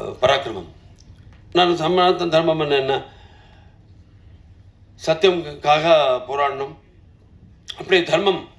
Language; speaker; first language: Tamil; non-native, local second language; Telugu